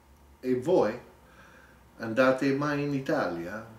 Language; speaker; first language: Italian; non-native, learner; English